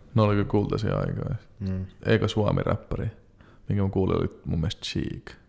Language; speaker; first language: Finnish; early bilingual, other home language; Serbian